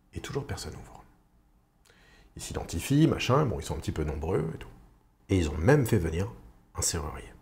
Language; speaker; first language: French; native; French